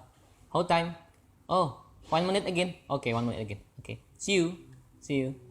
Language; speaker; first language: English; non-native, learner; Indonesian